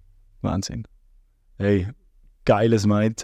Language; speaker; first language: German; native; German